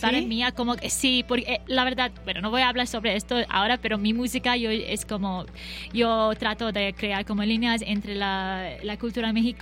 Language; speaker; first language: Spanish; non-native, fluent; Bangla